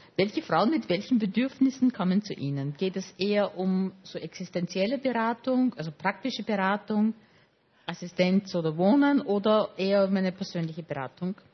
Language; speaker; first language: German; native; German